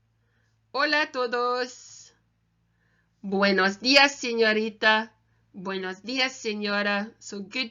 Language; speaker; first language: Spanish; non-native, learner; English